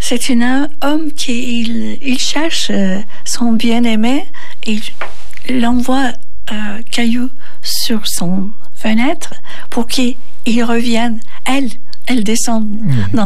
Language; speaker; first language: French; non-native, fluent; Turkish